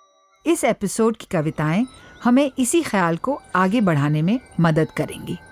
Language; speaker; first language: Hindi; native; Hindi